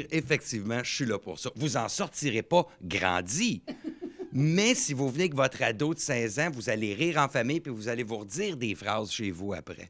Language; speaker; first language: French; native; French